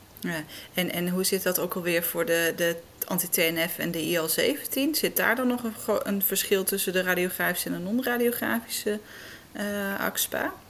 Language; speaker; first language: Dutch; native; Dutch